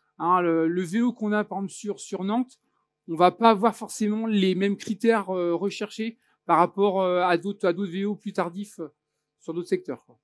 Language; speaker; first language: French; native; French